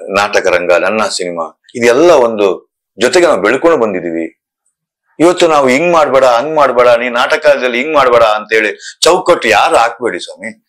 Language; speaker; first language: Kannada; non-native, local second language; Tulu